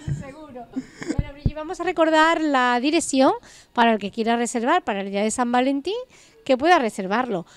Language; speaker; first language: Spanish; native; Spanish